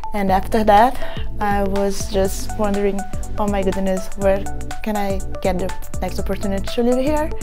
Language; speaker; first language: English; non-native, fluent; Portuguese